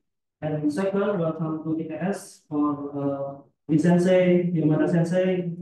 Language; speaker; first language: English; non-native, fluent; Indonesian